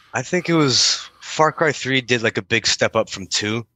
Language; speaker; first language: English; native; English